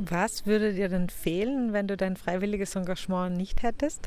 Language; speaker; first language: German; native; German